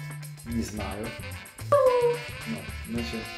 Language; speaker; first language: Russian; native; Russian